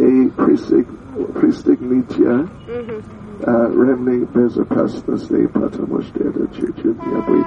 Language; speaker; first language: Russian; non-native, learner; English